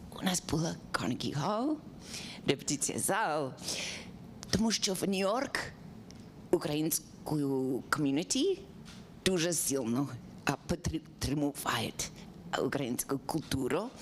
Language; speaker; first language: Ukrainian; non-native, learner; English